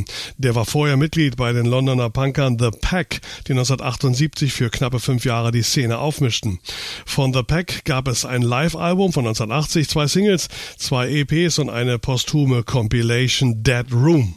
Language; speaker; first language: German; native; German